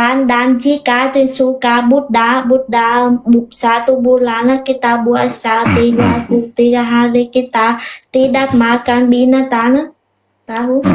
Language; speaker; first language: Indonesian; non-native, learner; Vietnamese